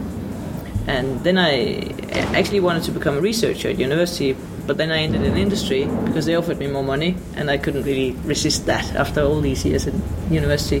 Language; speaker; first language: English; non-native, fluent; Danish